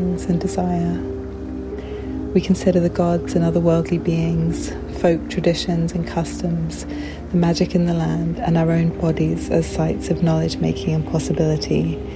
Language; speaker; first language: English; native; English